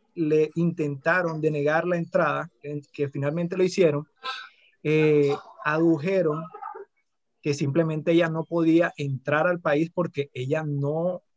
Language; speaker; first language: Spanish; native; Spanish